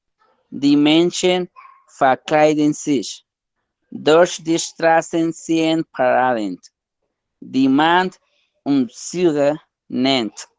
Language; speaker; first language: German; non-native, learner; Spanish